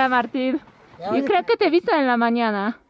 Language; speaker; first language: Spanish; non-native, fluent; Polish